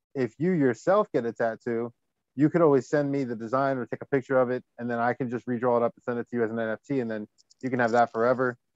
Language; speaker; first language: English; native; English